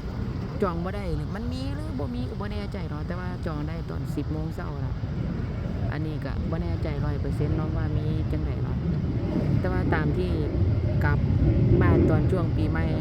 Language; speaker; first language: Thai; non-native, local second language; Northeastern Thai